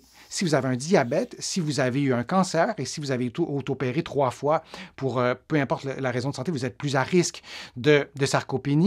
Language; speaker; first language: French; native; French